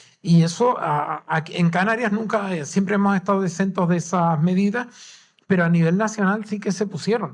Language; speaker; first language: Spanish; native; Spanish